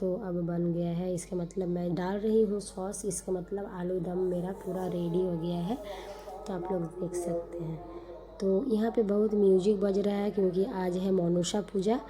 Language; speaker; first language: Hindi; non-native, local second language; Bangla